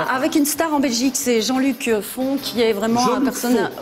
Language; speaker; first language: French; native; French